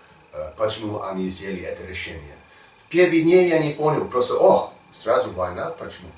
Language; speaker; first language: Russian; non-native, learner; English